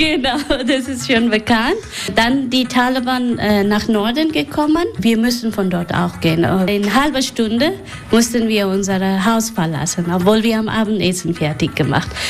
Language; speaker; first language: German; non-native, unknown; Persian